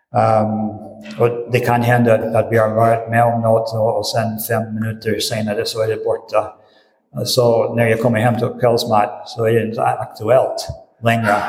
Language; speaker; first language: Swedish; non-native, fluent; English